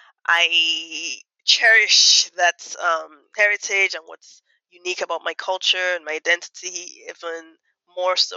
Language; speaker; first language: English; non-native, local second language; Yoruba